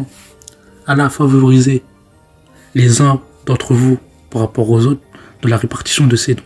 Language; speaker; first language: French; native; French